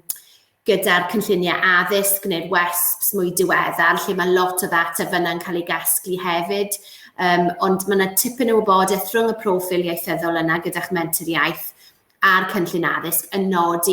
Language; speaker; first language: Welsh; native; Welsh